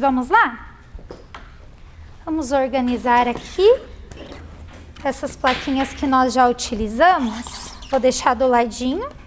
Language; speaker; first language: Portuguese; native; Portuguese